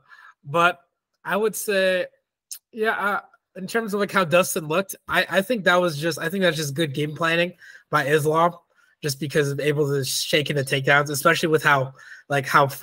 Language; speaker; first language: English; native; English